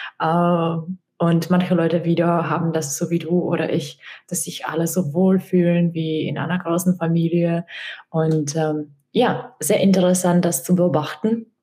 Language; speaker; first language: German; non-native, fluent; Czech